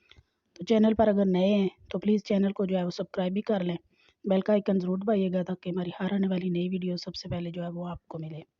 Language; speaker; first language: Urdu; non-native, local second language; Pahari-Potwari